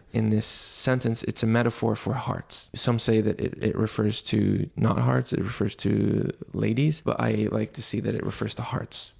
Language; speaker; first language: English; early bilingual, other home language; Arabic